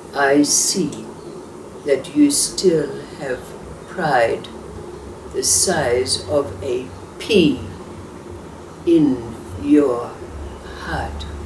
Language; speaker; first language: English; native; English